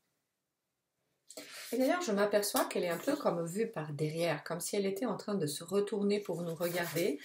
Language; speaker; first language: French; non-native, fluent; Italian